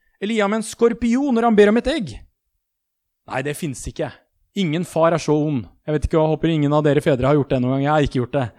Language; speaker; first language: Norwegian; native; Norwegian